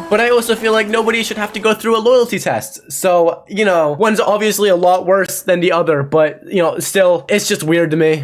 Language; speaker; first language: English; native; English